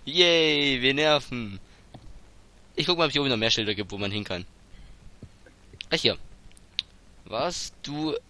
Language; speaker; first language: German; native; German